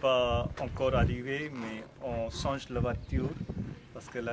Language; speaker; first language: French; non-native, learner; Hindi